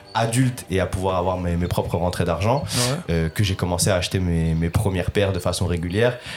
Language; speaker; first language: French; native; French